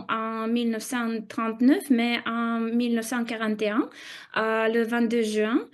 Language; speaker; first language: French; non-native, fluent; Russian